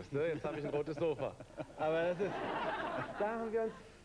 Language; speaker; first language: German; native; German